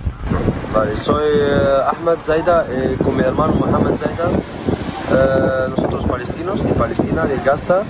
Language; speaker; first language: Spanish; non-native, learner; Arabic